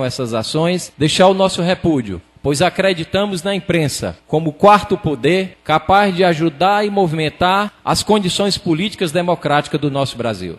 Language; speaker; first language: Portuguese; native; Portuguese